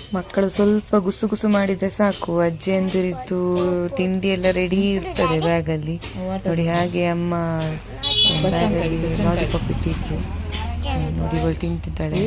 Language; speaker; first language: Kannada; non-native, local second language; Tulu